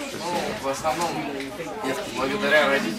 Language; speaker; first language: Russian; early bilingual, heritage; Russian